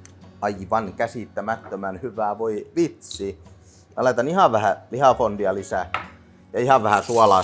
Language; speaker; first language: Finnish; native; Finnish